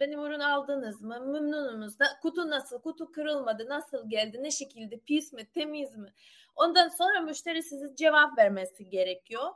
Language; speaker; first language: Turkish; non-native, learner; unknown